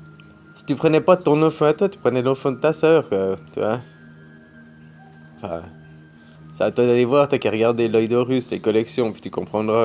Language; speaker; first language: French; native; French